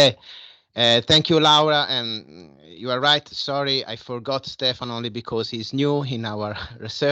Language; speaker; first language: English; non-native, fluent; Italian